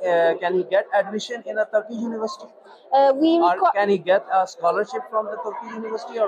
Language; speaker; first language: English; non-native, local second language; Urdu